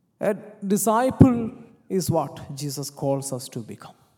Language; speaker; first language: English; non-native, local second language; Malayalam